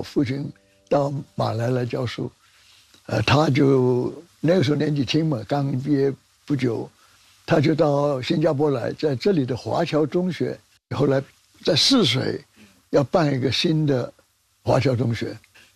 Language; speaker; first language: Chinese; early bilingual, heritage; Chinese